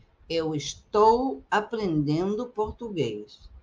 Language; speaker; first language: Portuguese; non-native, fluent; Spanish